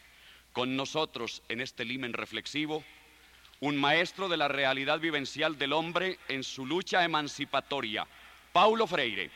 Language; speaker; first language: Spanish; native; Spanish